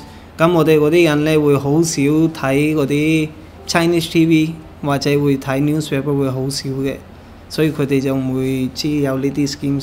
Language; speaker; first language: Cantonese; early bilingual, other home language; Urdu